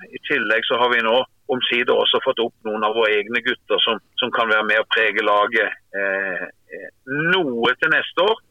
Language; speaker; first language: Norwegian; native; Norwegian